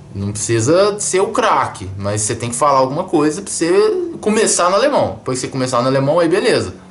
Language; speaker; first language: Portuguese; native; Portuguese